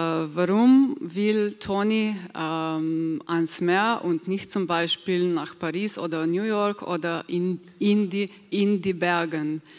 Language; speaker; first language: German; non-native, fluent; Slovenian